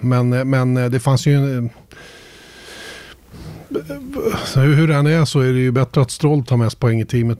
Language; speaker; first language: Swedish; native; Swedish